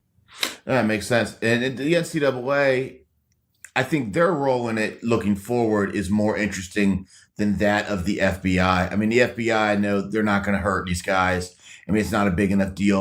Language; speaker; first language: English; native; English